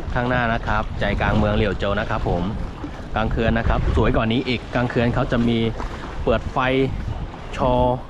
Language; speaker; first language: Thai; non-native, fluent; Chinese